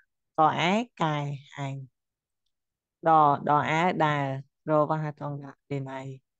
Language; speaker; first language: Japanese; non-native, fluent; Khmer